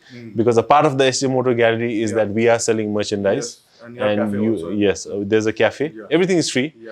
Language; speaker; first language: English; non-native, local second language; Nepali